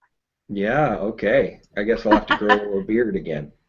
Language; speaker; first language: English; native; English